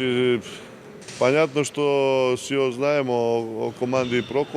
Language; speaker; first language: Russian; non-native, learner; Serbian